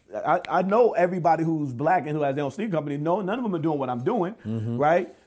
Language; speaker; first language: English; native; English